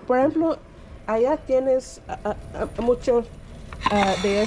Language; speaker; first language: Spanish; non-native, learner; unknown